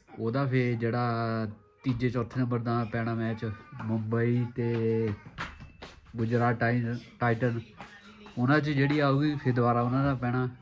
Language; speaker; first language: Punjabi; native; Punjabi